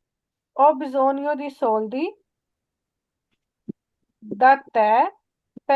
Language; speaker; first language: Italian; non-native, learner; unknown